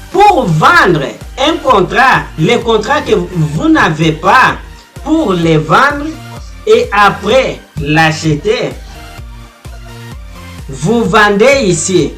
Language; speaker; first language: French; non-native, fluent; Portuguese